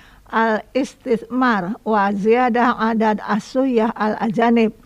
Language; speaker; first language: Arabic; non-native, learner; Indonesian